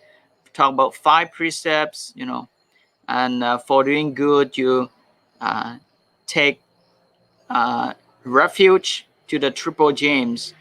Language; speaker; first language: English; non-native, fluent; Thai